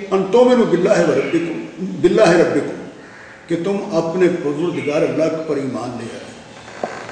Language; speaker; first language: Urdu; non-native, local second language; Punjabi